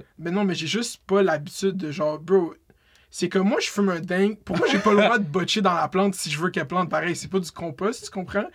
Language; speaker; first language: French; native; French